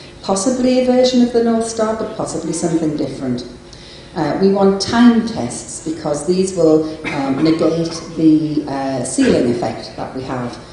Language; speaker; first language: English; native; English